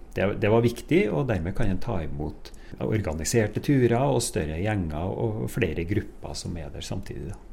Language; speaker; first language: Norwegian; native; Norwegian